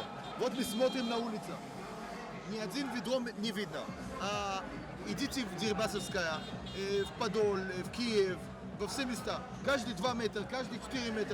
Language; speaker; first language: Russian; non-native, learner; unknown